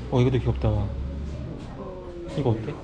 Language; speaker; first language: Korean; non-native, fluent; Japanese